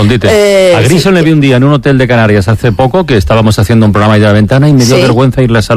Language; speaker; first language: Spanish; native; Spanish